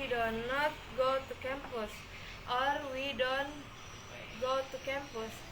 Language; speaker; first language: English; non-native, learner; Indonesian